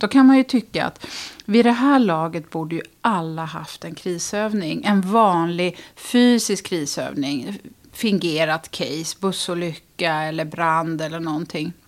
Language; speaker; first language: Swedish; native; Swedish